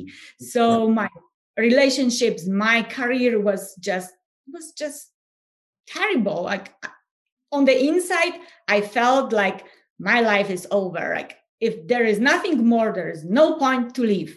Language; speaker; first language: English; non-native, fluent; Polish